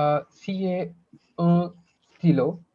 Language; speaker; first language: French; non-native, learner; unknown